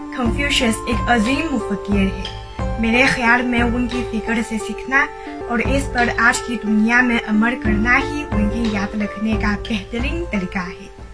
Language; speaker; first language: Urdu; non-native, fluent; Chinese